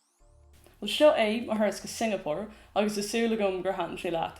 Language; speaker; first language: Irish; non-native, local second language; English